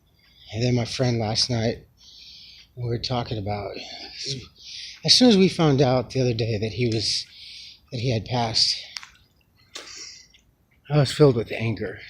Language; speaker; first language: English; native; English